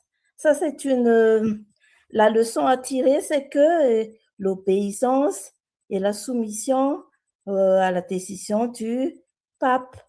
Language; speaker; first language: French; non-native, local second language; Malagasy